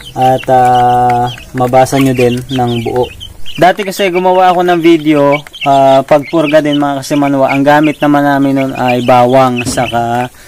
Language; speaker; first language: Filipino; non-native, local second language; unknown